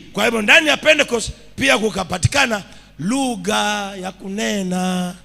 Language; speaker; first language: Swahili; non-native, local second language; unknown